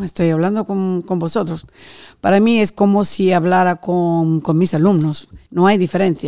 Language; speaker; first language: Spanish; non-native, fluent; Italian